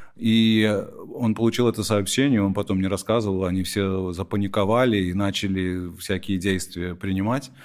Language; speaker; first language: Russian; early bilingual, heritage; Russian